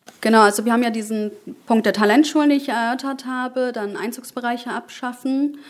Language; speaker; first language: German; early bilingual, other home language; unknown